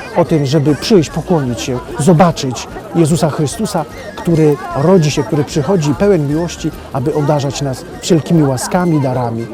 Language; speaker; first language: Polish; native; Polish